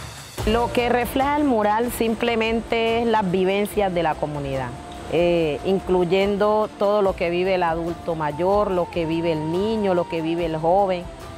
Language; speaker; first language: Spanish; native; Spanish